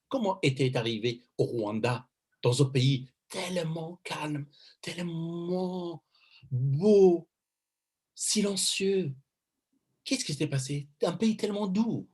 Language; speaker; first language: French; non-native, fluent; Persian